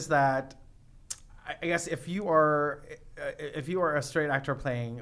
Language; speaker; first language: English; non-native, local second language; Filipino